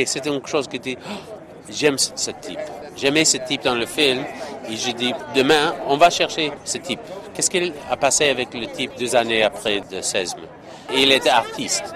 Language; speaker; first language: French; non-native, learner; English